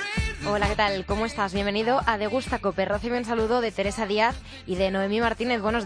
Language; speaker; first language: Spanish; native; Spanish